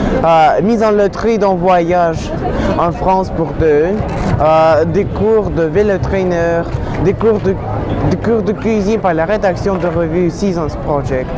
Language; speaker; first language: French; non-native, learner; Russian